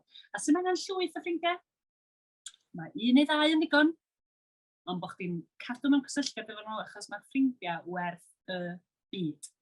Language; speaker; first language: Welsh; native; Welsh